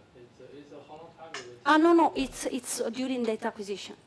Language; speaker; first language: English; non-native, fluent; Italian